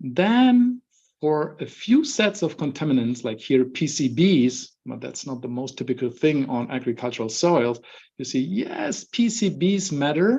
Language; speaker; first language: English; non-native, fluent; German